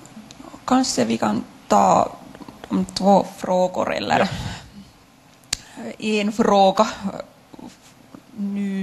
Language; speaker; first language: Swedish; non-native, local second language; Finnish